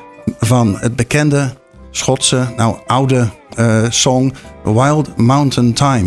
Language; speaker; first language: Dutch; native; Dutch